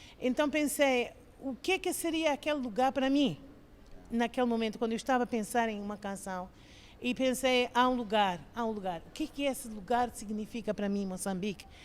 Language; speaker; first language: Portuguese; non-native, fluent; English